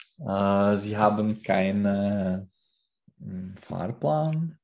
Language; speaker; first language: German; non-native, learner; Czech